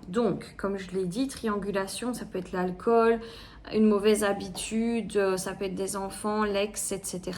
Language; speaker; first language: French; native; French